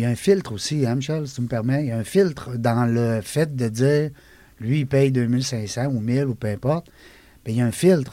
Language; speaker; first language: French; native; French